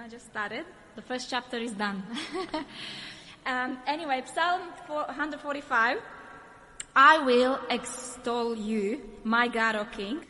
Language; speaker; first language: English; non-native, learner; Croatian